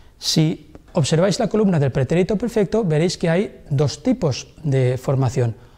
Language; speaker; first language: Spanish; non-native, local second language; Catalan